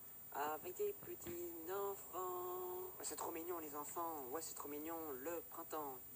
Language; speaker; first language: French; native; French